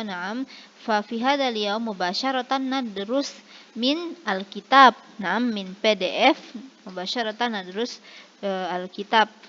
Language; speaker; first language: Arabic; non-native, fluent; Indonesian